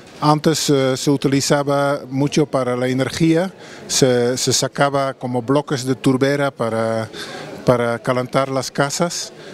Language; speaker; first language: Spanish; non-native, fluent; Dutch